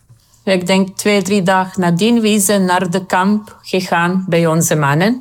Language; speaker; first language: Dutch; non-native, learner; Croatian